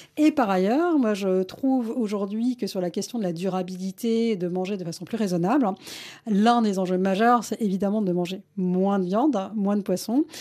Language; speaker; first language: French; early bilingual, other home language; Malayalam